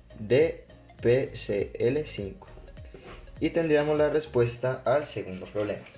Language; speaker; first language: Spanish; native; Spanish